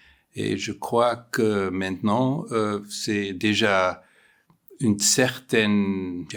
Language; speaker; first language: French; non-native, fluent; German